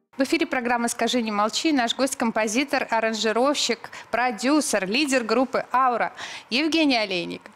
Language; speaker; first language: Russian; native; Russian